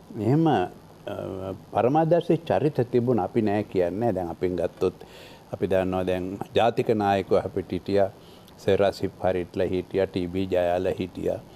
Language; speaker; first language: Sinhala; native; Sinhala